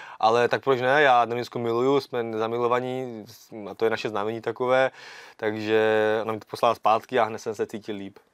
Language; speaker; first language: Czech; early bilingual, other home language; Vietnamese